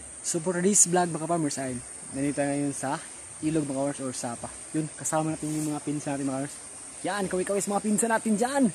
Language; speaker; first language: Filipino; native; Filipino